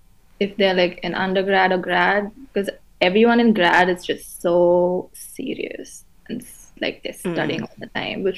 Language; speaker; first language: English; non-native, local second language; Hindi